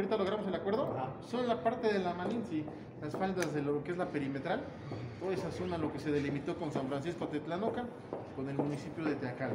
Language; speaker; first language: Spanish; native; Spanish